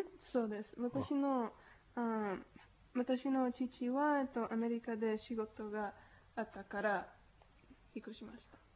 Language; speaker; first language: Japanese; non-native, learner; Spanish